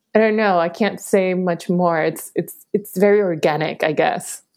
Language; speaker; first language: English; early bilingual, other home language; Spanish